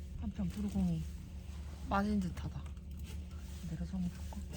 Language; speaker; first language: Korean; native; Korean